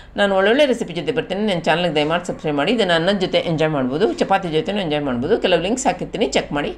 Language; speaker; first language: Kannada; non-native, local second language; Konkani